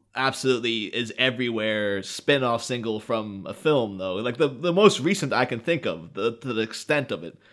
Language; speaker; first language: English; native; English